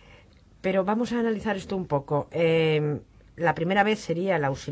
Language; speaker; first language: Spanish; native; Spanish